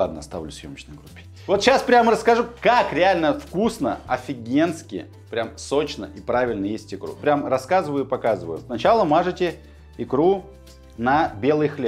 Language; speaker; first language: Russian; native; Russian